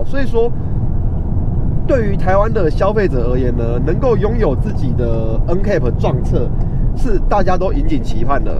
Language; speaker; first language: Chinese; native; Chinese